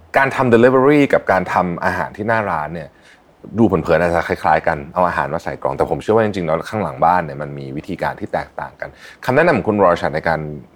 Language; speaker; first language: Thai; native; Thai